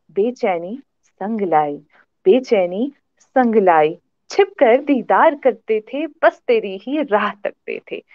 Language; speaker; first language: Hindi; native; Hindi